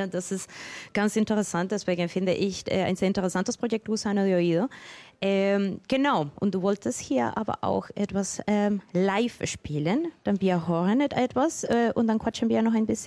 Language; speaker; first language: German; non-native, learner; Spanish